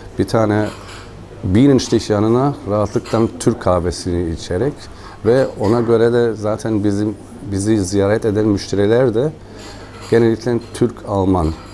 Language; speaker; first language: Turkish; non-native, fluent; German